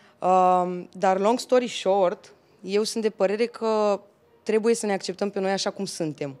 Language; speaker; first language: Romanian; native; Romanian